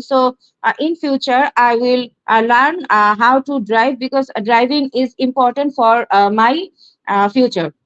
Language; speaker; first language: English; non-native, learner; Bangla